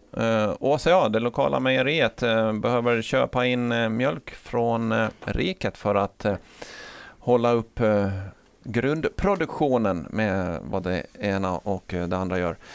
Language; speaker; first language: Swedish; native; Swedish